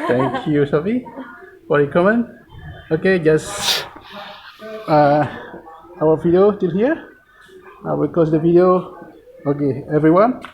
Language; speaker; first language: English; non-native, learner; Indonesian